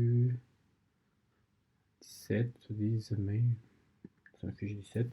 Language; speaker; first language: French; non-native, learner; Spanish